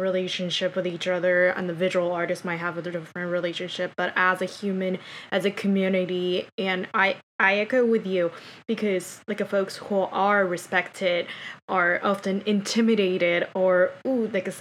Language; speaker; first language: English; non-native, fluent; Japanese